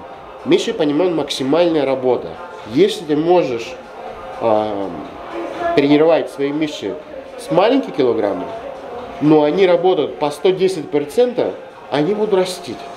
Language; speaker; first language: Russian; non-native, fluent; Greek